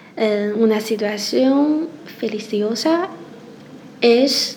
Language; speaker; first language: Spanish; non-native, learner; Chinese